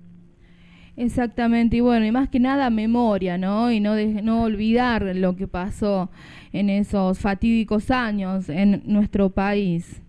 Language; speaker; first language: Spanish; native; Spanish